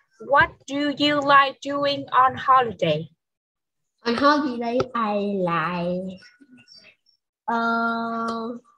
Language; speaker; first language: English; non-native, fluent; Vietnamese